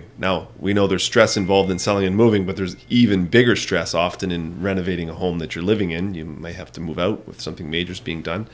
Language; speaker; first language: English; native; English